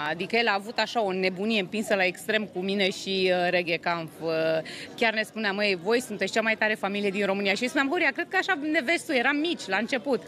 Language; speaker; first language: Romanian; native; Romanian